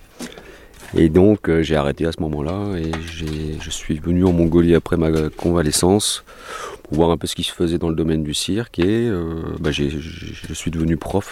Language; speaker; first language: French; native; French